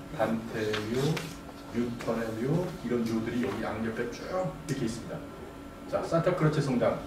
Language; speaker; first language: Korean; native; Korean